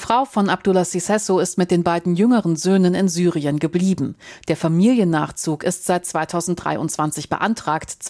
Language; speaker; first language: German; native; German